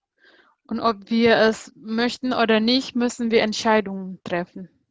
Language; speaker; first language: German; non-native, fluent; Indonesian